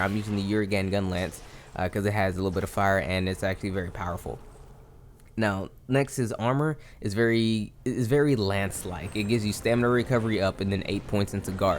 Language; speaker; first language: English; native; English